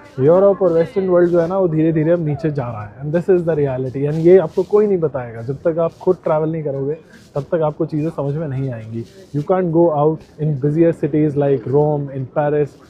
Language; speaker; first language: Hindi; native; Hindi